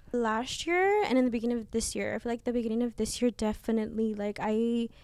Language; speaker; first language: English; early bilingual, other home language; Spanish